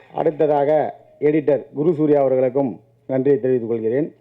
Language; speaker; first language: Tamil; native; Tamil